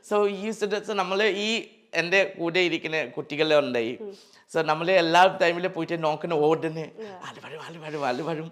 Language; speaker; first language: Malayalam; non-native, learner; Assamese